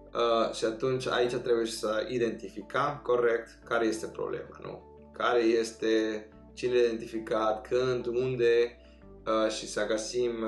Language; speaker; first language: Romanian; non-native, fluent; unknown